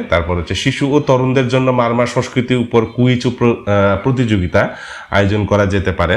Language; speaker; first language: Bangla; non-native, local second language; Marma